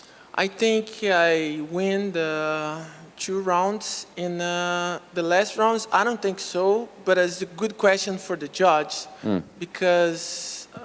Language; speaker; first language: English; non-native, local second language; Portuguese